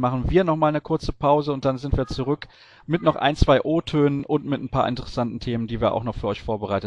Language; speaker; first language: German; native; German